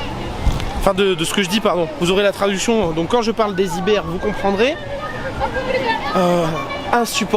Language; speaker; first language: French; native; French